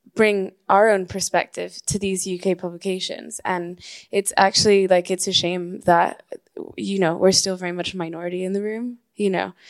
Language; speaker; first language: English; non-native, fluent; Spanish